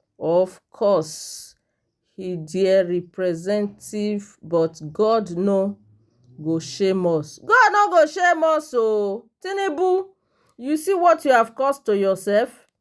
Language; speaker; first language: Nigerian Pidgin; non-native, local second language; Igbo